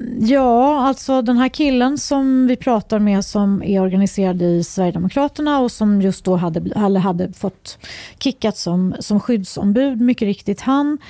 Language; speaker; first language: Swedish; native; Swedish